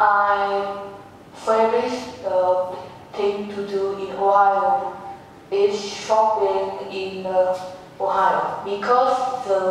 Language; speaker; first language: English; non-native, learner; Vietnamese